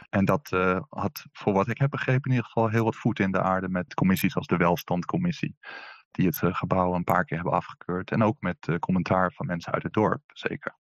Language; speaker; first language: Dutch; native; Dutch